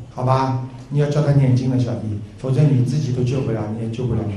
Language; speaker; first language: Chinese; native; Chinese